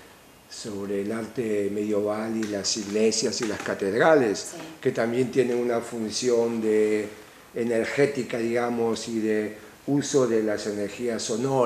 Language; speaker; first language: Spanish; native; Spanish